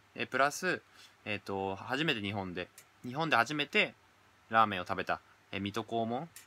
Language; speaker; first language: Japanese; native; Japanese